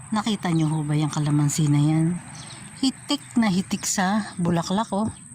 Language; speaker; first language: Filipino; native; Filipino